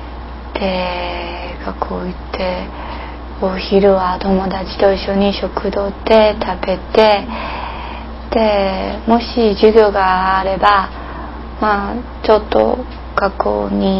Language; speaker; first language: Japanese; non-native, learner; English